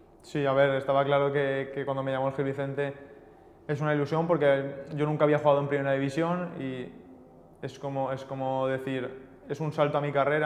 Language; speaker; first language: Portuguese; non-native, learner; Spanish